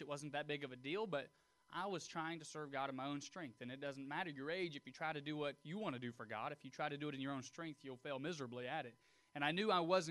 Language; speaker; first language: English; native; English